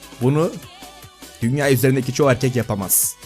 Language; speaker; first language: Turkish; native; Turkish